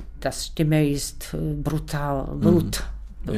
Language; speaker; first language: German; non-native, learner; Czech